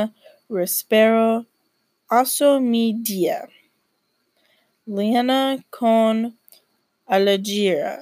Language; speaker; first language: Spanish; non-native, learner; English